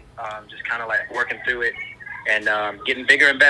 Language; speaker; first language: English; native; English